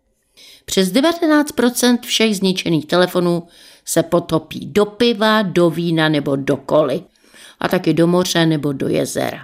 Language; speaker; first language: Czech; native; Czech